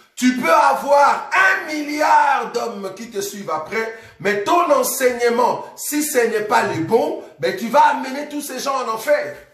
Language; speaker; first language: French; non-native, local second language; Lingala